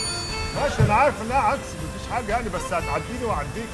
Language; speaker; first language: Arabic; native; Arabic